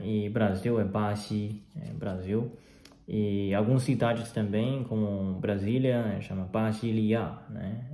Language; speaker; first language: Portuguese; non-native, fluent; Chinese